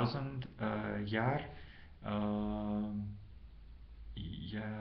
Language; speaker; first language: German; non-native, learner; English